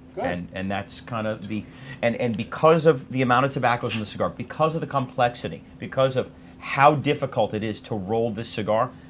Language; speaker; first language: English; native; English